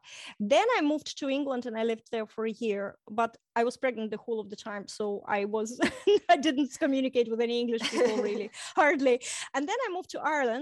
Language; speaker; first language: English; non-native, fluent; Russian